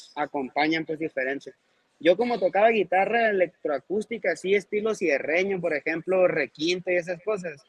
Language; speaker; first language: Spanish; non-native, local second language; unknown